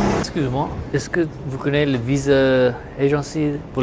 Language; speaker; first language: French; non-native, learner; English